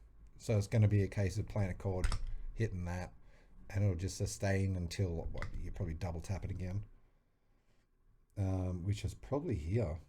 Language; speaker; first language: English; native; English